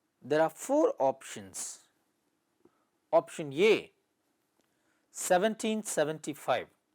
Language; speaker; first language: English; non-native, local second language; Tamil